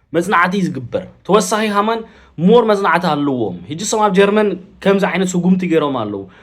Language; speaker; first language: Tigrinya; early bilingual, heritage; Tigrinya